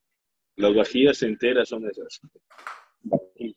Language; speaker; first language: Spanish; native; Spanish